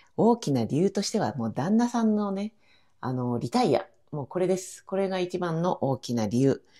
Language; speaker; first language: Japanese; native; Japanese